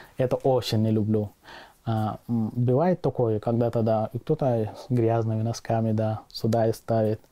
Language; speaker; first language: Russian; non-native, fluent; Arabic